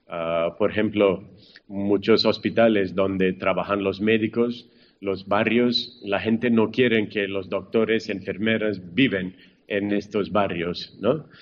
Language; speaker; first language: Spanish; non-native, fluent; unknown